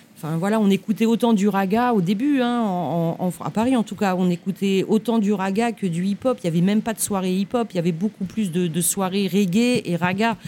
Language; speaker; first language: French; native; French